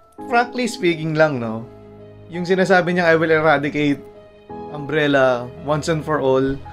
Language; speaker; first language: English; non-native, local second language; Filipino